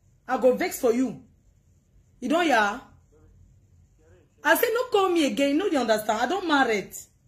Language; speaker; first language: English; non-native, local second language; French